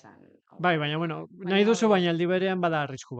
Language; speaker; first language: Basque; native; Basque